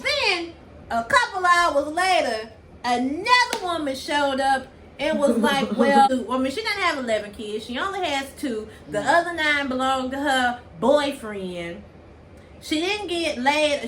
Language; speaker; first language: English; native; English